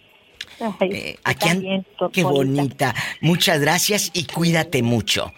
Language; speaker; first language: Spanish; native; Spanish